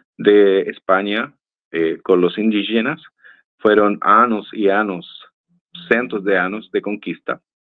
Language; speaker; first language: Portuguese; non-native, fluent; Spanish